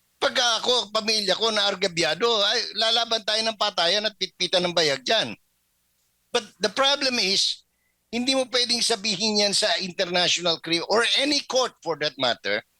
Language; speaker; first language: Filipino; native; Filipino